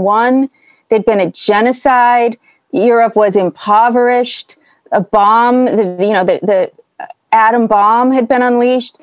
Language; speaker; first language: English; native; English